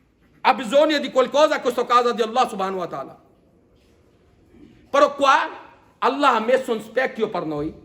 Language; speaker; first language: Italian; non-native, fluent; Urdu